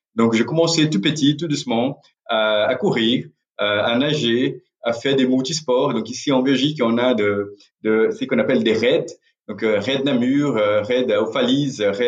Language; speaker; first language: French; non-native, fluent; Portuguese